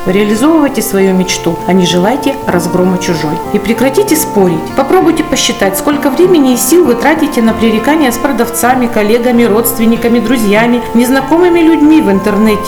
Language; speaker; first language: Russian; native; Russian